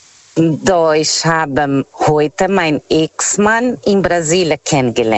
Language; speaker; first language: German; non-native, fluent; Portuguese